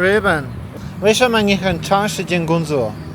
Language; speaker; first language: Chinese; non-native, learner; Polish